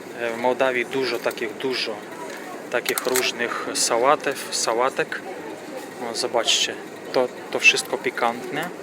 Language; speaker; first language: Polish; non-native, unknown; Ukrainian